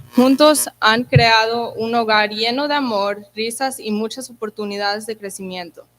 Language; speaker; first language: Spanish; early bilingual, heritage; Spanish